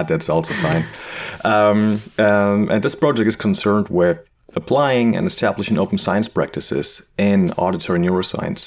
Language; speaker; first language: English; non-native, fluent; German